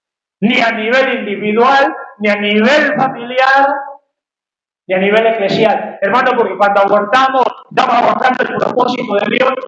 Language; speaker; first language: Spanish; native; Spanish